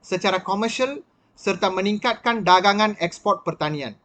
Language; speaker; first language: Malay; non-native, local second language; Tamil